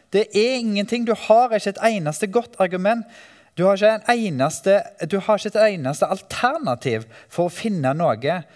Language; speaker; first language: Norwegian; native; Norwegian